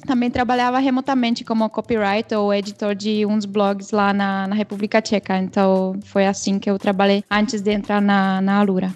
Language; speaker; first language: Portuguese; non-native, fluent; Czech